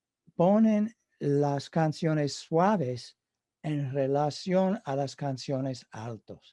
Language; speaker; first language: Spanish; non-native, fluent; English